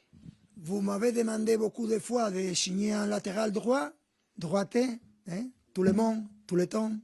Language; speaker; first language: French; non-native, fluent; Spanish